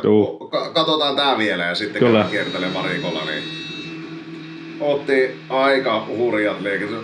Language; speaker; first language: Finnish; native; Finnish